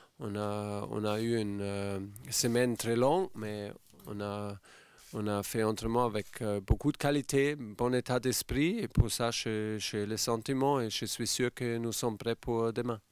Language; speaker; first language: French; non-native, fluent; German